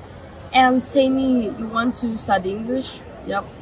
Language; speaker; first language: English; non-native, learner; Russian